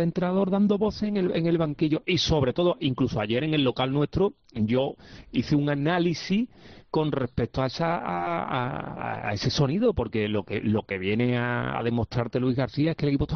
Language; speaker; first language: Spanish; native; Spanish